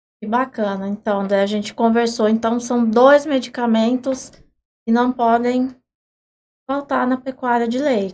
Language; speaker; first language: Portuguese; native; Portuguese